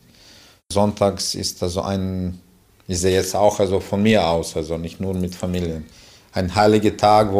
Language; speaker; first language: German; non-native, fluent; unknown